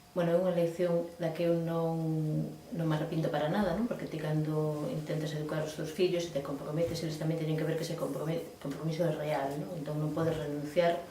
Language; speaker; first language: Galician; non-native, local second language; Spanish